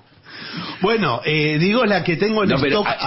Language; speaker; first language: Spanish; native; Spanish